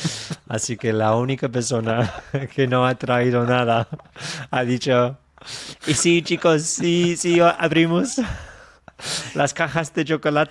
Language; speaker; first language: Spanish; non-native, fluent; English